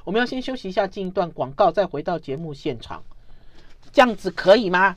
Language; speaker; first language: Chinese; native; Chinese